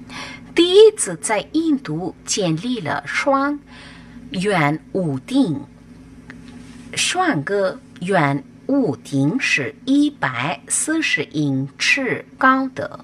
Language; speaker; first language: Chinese; non-native, fluent; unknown